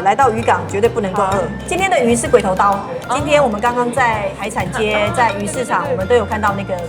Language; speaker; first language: Chinese; native; Chinese